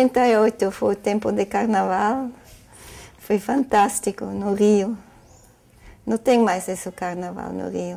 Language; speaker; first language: Portuguese; non-native, fluent; German